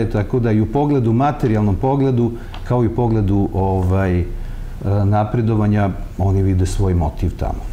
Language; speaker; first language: Serbian; native; Serbian